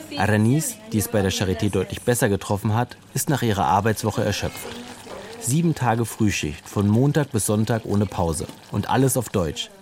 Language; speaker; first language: German; native; German